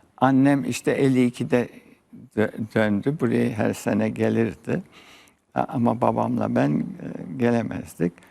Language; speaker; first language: Turkish; early bilingual, heritage; Turkish